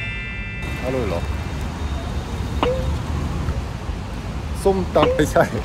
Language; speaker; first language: Thai; non-native, learner; Korean